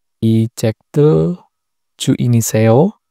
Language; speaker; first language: Korean; non-native, fluent; Indonesian